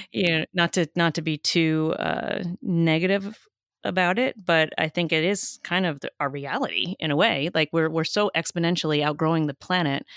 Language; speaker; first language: English; native; English